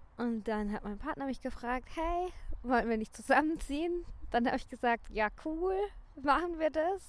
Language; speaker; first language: German; native; German